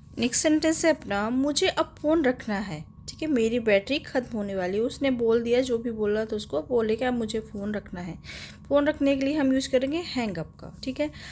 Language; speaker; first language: Hindi; native; Hindi